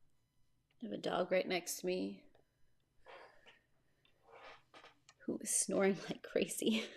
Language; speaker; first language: English; native; English